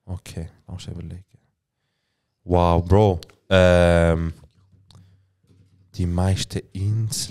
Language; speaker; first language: German; native; German